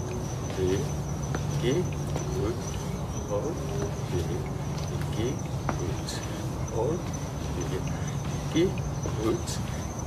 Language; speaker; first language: Turkish; non-native, learner; Japanese